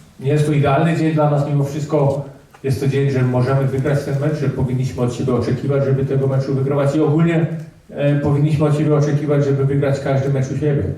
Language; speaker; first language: Polish; early bilingual, heritage; Polish